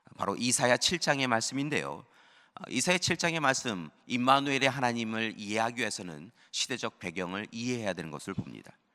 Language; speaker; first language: Korean; native; Korean